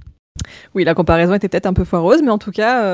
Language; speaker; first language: French; native; French